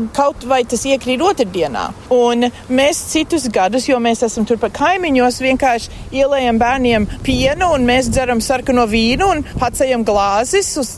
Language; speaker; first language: Latvian; native; Latvian